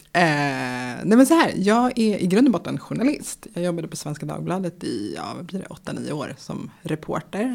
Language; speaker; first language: Swedish; native; Swedish